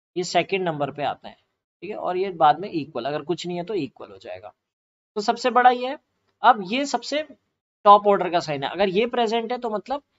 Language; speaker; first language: Hindi; native; Hindi